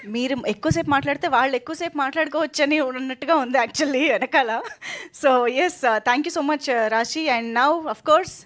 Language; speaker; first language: Telugu; native; Telugu